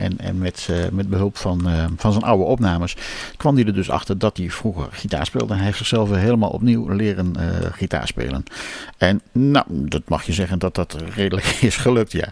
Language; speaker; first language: Dutch; native; Dutch